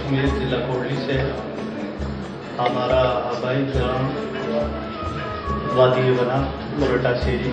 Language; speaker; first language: Urdu; non-native, local second language; Pahari-Potwari